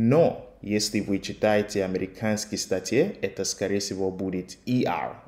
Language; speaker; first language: Russian; non-native, fluent; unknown